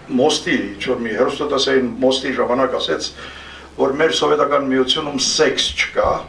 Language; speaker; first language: Armenian; native; Armenian